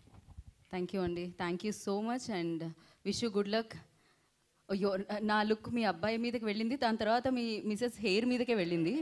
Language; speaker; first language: Telugu; native; Telugu